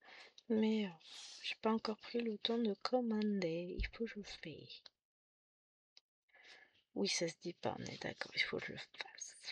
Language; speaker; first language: French; native; French